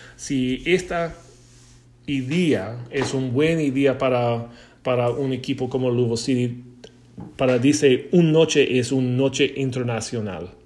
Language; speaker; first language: Spanish; non-native, learner; English